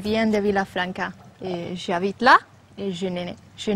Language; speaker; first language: French; non-native, learner; Catalan